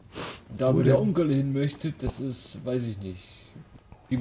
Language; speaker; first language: German; native; German